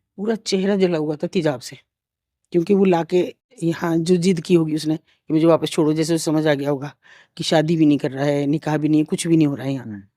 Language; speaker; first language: Hindi; native; Hindi